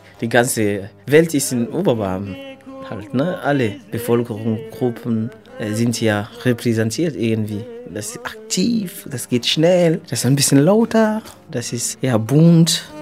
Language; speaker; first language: German; non-native, fluent; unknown